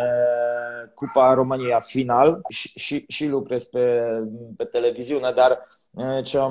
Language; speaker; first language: Romanian; non-native, learner; Polish